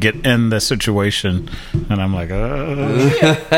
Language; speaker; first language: English; native; English